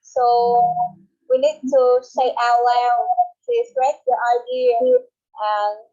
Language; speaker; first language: English; non-native, learner; Vietnamese